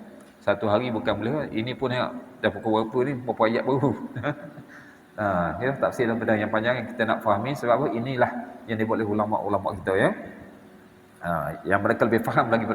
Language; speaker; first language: Malay; native; Malay